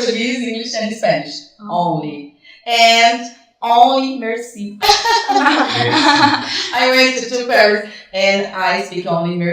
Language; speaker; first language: English; non-native, fluent; Portuguese